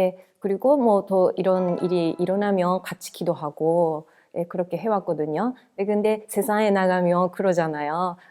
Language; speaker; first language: Korean; non-native, fluent; Japanese